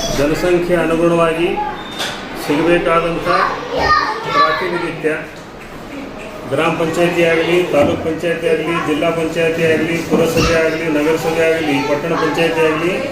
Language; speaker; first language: Kannada; non-native, local second language; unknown